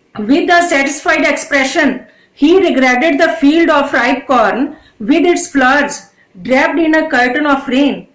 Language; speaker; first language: English; non-native, local second language; Punjabi